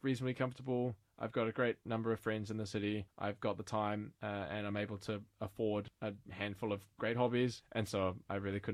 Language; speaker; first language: English; native; English